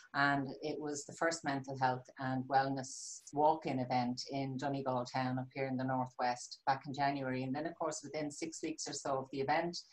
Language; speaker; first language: English; native; English